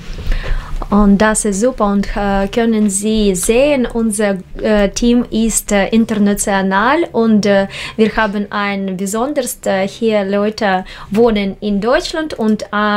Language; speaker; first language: German; non-native, learner; Russian